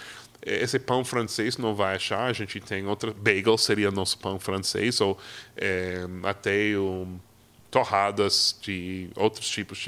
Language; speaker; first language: Portuguese; non-native, fluent; English